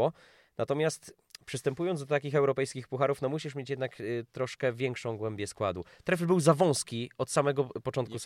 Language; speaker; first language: Polish; native; Polish